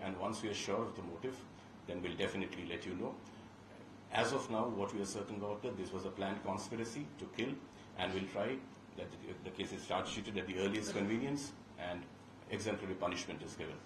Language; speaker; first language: English; non-native, local second language; Bangla